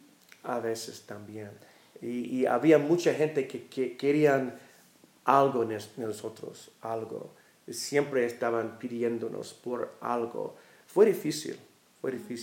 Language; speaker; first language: Spanish; non-native, fluent; English